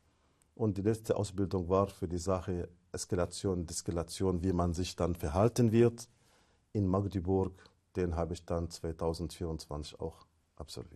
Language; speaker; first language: German; non-native, fluent; Arabic